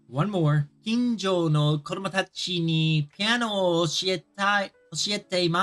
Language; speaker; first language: Japanese; non-native, learner; English